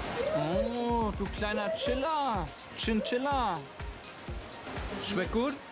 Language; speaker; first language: German; native; German